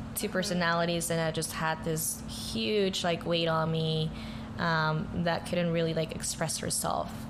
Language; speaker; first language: English; early bilingual, other home language; Spanish